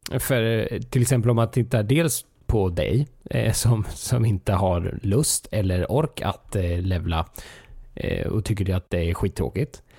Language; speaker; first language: Swedish; native; Swedish